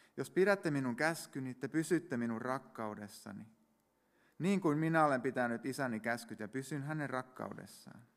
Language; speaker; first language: Finnish; native; Finnish